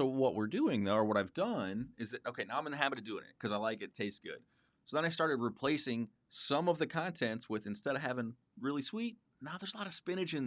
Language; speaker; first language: English; native; English